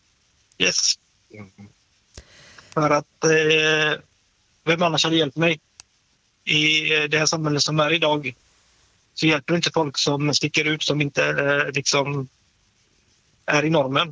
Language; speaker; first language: Swedish; native; Swedish